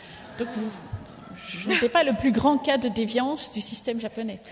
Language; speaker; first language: French; native; French